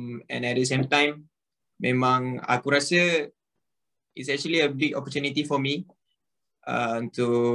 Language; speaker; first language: English; non-native, local second language; Malay